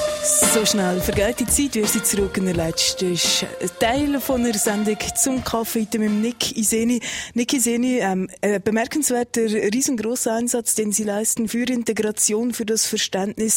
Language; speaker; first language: German; native; German